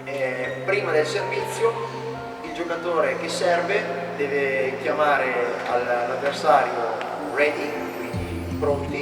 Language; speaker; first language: Italian; native; Italian